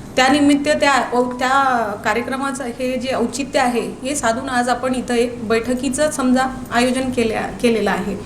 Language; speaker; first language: Marathi; non-native, local second language; Hindi